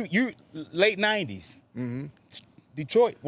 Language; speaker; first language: English; native; English